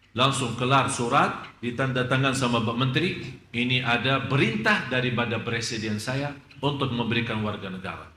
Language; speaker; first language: Malay; non-native, fluent; Arabic